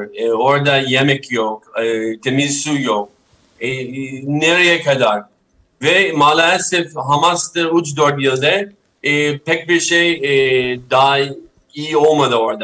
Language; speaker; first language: Turkish; non-native, fluent; English